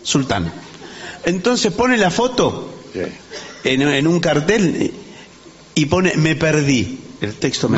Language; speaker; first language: Spanish; native; Spanish